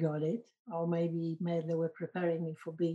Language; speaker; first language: English; non-native, fluent; Polish